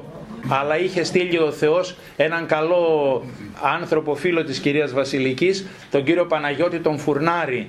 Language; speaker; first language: Greek; native; Greek